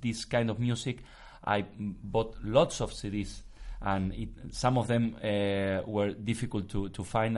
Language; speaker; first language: English; non-native, fluent; Spanish